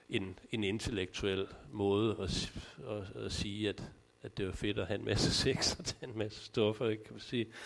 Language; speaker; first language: Danish; native; Danish